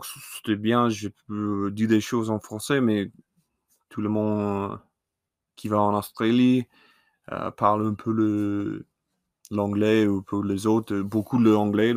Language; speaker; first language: French; non-native, learner; English